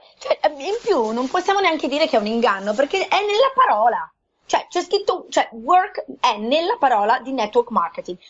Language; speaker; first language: Italian; native; Italian